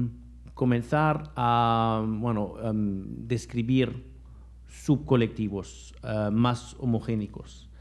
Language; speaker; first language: Spanish; non-native, fluent; German